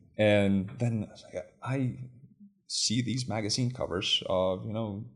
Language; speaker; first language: English; non-native, fluent; Lithuanian